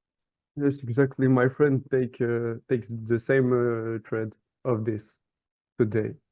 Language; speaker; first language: English; non-native, learner; French